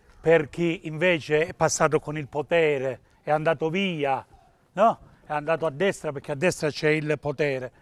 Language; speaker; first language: Italian; native; Italian